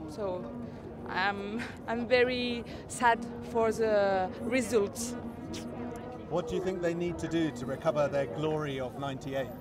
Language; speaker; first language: English; non-native, learner; French